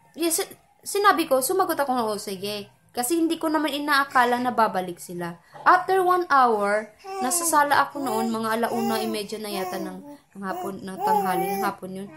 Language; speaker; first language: Filipino; non-native, local second language; Cebuano